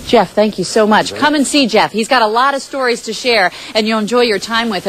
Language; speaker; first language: English; native; English